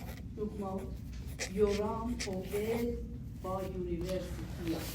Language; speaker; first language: Hebrew; non-native, learner; English